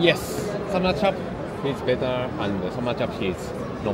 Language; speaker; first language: English; non-native, learner; Japanese